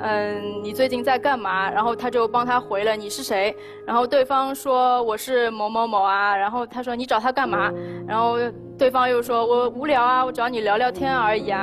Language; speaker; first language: Chinese; native; Chinese